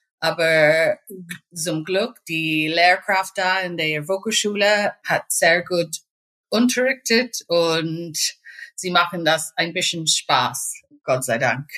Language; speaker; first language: German; non-native, fluent; English